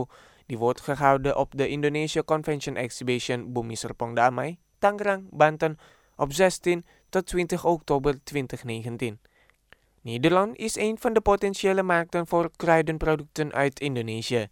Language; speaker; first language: Dutch; non-native, fluent; Indonesian